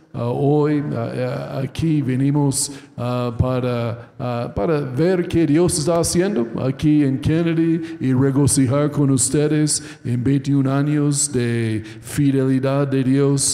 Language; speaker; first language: Spanish; non-native, fluent; English